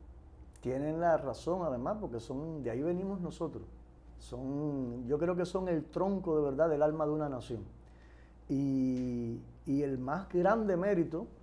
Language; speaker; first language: Spanish; native; Spanish